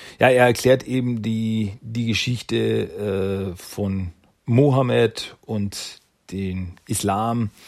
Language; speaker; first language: German; native; German